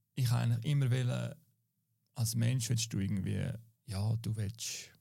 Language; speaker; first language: German; native; German